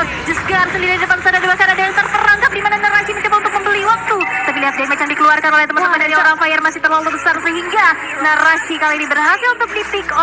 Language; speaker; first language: Indonesian; native; Indonesian